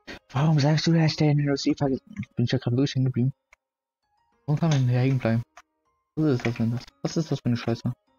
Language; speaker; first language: German; native; German